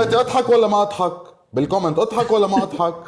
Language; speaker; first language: Arabic; native; Arabic